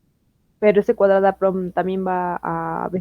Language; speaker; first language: Spanish; native; Spanish